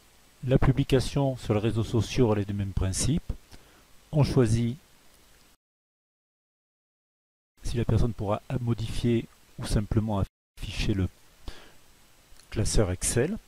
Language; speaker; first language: French; native; French